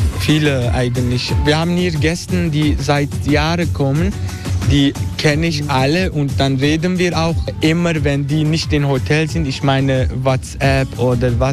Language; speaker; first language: German; non-native, fluent; Turkish